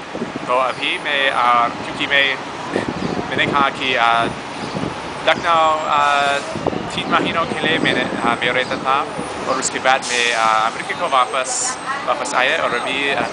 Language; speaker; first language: Hindi; non-native, learner; English